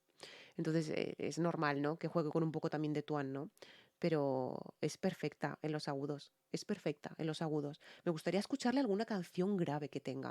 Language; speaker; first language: Spanish; native; Spanish